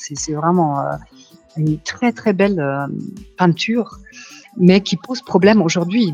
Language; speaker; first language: French; non-native, fluent; German